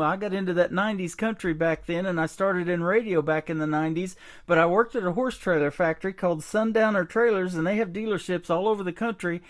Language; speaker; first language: English; native; English